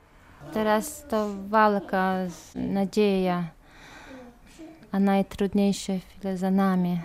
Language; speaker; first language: Polish; non-native, learner; Chechen